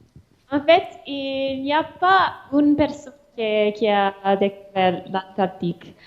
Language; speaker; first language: French; non-native, learner; English